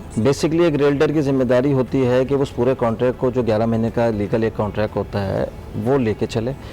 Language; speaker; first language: Urdu; native; Urdu